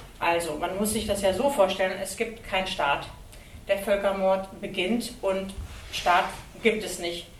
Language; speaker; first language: German; early bilingual, other home language; Kurdish